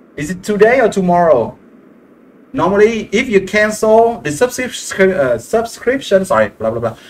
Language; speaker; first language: English; non-native, fluent; French